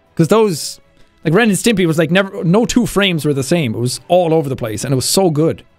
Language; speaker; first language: English; native; English